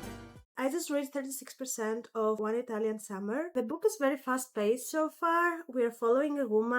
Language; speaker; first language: English; non-native, fluent; Greek